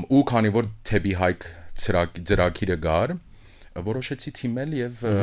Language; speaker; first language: Armenian; early bilingual, heritage; Armenian